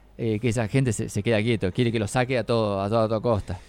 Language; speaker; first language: Spanish; native; Spanish